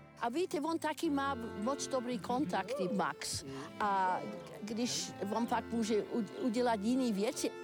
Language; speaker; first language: Czech; non-native, learner; German